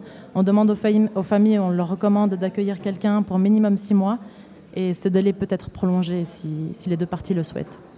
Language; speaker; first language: French; native; French